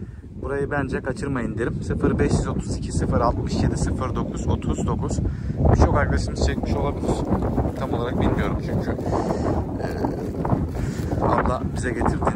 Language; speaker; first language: Turkish; native; Turkish